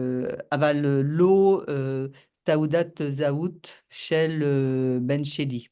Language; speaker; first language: Hebrew; non-native, learner; French